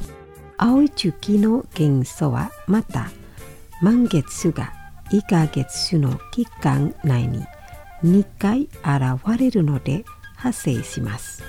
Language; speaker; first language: Japanese; non-native, fluent; Indonesian